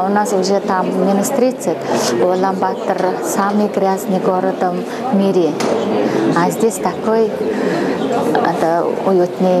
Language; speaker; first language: Russian; non-native, learner; Mongolian